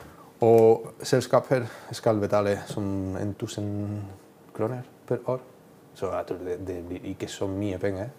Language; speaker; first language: Norwegian; non-native, learner; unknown